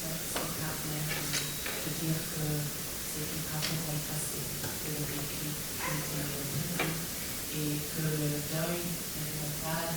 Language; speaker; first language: French; non-native, fluent; English